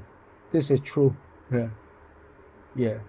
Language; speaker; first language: English; non-native, local second language; Cantonese